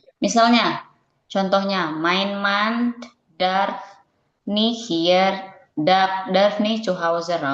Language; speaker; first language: German; non-native, learner; Indonesian